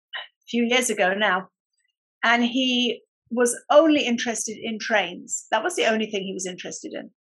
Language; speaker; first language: English; native; English